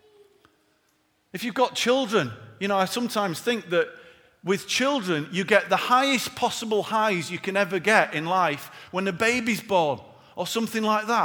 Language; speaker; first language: English; native; English